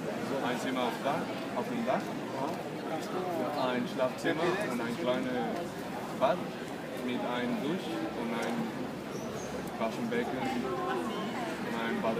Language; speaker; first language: German; non-native, learner; Spanish